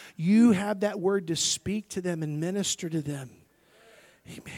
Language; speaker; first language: English; native; English